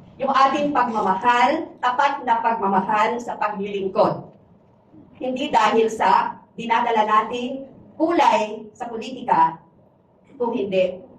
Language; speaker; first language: Filipino; native; Filipino